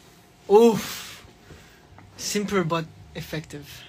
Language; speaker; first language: English; non-native, learner; Korean